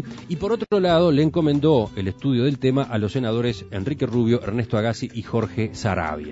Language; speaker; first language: Spanish; native; Spanish